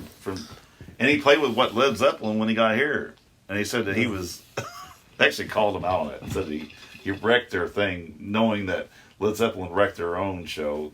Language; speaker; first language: English; native; English